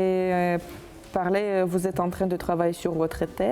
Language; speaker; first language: French; non-native, fluent; Uzbek